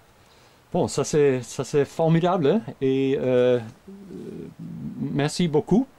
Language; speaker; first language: French; non-native, fluent; German